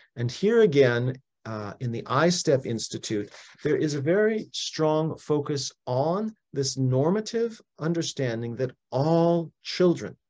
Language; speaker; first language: English; native; English